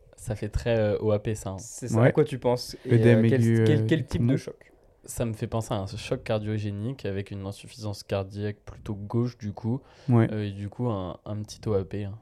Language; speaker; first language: French; native; French